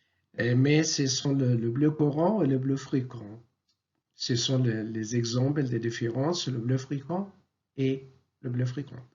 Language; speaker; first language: French; non-native, local second language; Arabic